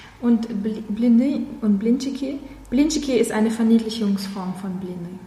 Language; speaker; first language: German; non-native, fluent; Russian